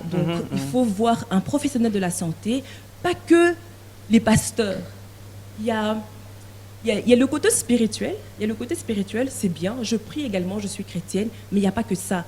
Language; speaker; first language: French; non-native, local second language; Lingala